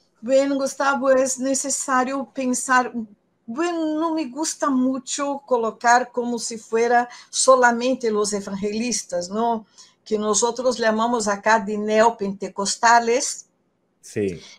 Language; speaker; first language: Spanish; non-native, fluent; Portuguese